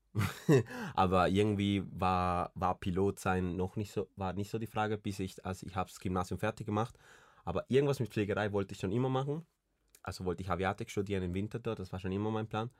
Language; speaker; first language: German; early bilingual, other home language; Spanish